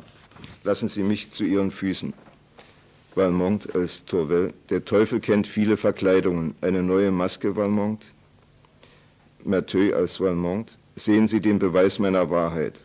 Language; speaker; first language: German; native; German